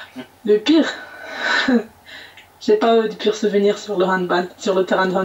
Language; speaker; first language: French; non-native, local second language; Arabic